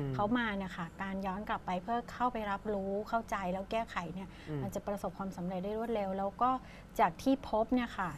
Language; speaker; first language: Thai; native; Thai